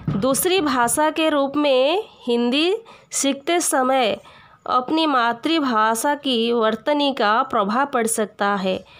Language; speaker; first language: Hindi; non-native, local second language; Odia